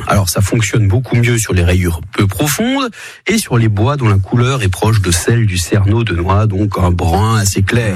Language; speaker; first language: French; native; French